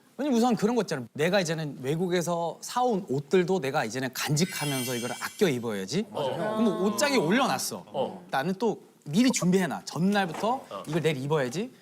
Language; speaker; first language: Korean; early bilingual, heritage; Korean